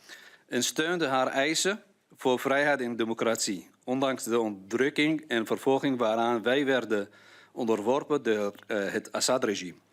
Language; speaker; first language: Dutch; non-native, fluent; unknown